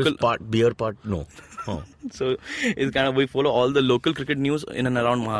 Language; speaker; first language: English; non-native, local second language; Odia